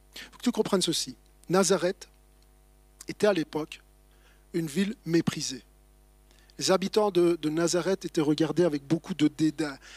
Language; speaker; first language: French; native; French